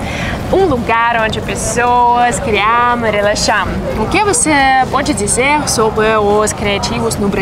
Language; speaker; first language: Portuguese; non-native, learner; Russian